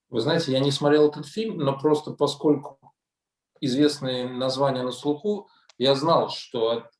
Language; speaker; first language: Russian; native; Russian